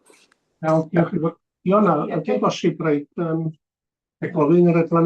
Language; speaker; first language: Welsh; native; Welsh